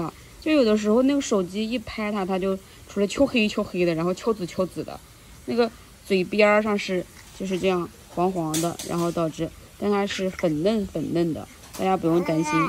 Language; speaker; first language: Chinese; native; Chinese